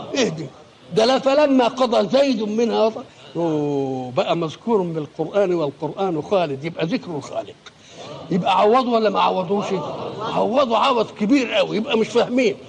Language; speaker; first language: Egyptian Arabic; native; Egyptian Arabic